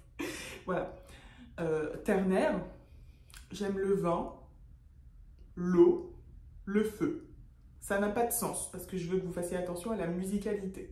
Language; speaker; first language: French; native; French